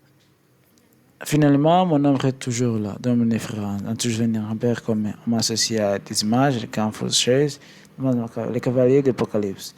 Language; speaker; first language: French; non-native, learner; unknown